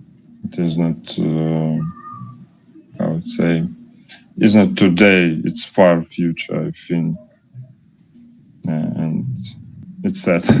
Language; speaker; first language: English; non-native, learner; Russian